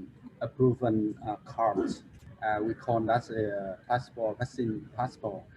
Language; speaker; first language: English; non-native, learner; Vietnamese